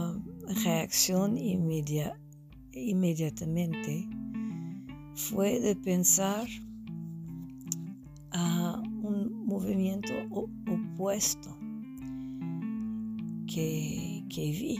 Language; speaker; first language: Spanish; non-native, fluent; English